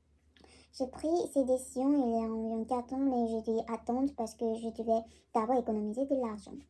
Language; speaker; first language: French; non-native, learner; Korean